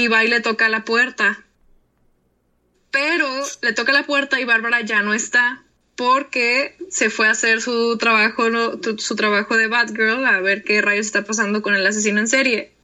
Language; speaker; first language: Spanish; native; Spanish